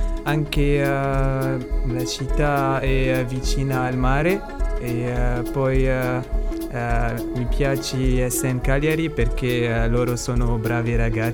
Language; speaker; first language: Italian; non-native, learner; Arabic